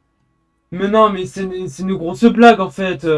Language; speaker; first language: French; native; French